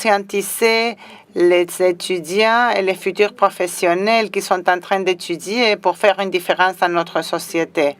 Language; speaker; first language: French; non-native, fluent; Spanish